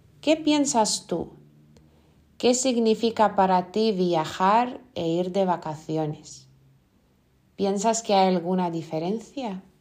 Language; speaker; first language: Spanish; non-native, fluent; Lithuanian